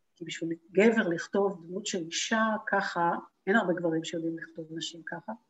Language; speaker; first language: Hebrew; native; Hebrew